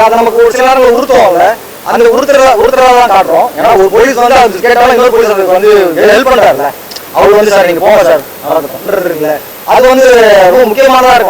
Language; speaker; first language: Tamil; native; Tamil